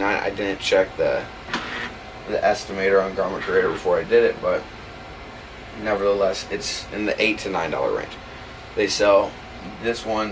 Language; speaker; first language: English; native; English